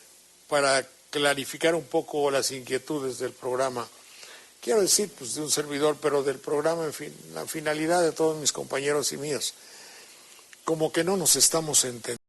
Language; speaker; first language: Spanish; native; Spanish